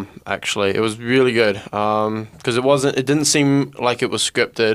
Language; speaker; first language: English; native; English